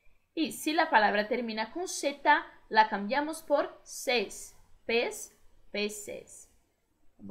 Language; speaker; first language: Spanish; non-native, fluent; Portuguese